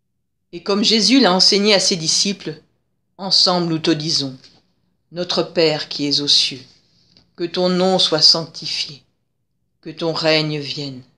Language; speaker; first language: French; native; French